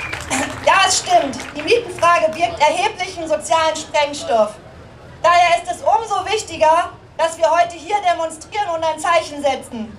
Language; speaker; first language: German; native; German